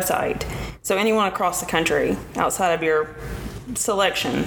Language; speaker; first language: English; native; English